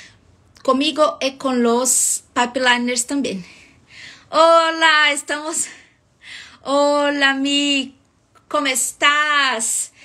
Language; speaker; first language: Spanish; non-native, fluent; Portuguese